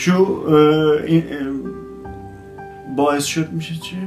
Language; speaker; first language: Turkish; non-native, learner; Azerbaijani